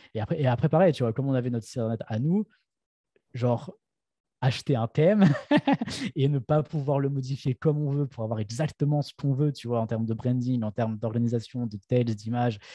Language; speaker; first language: French; native; French